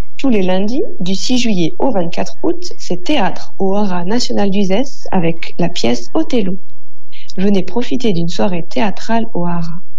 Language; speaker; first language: French; native; French